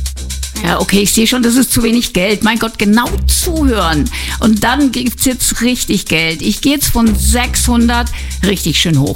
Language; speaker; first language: German; native; German